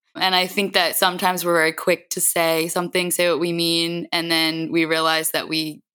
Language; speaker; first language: English; native; English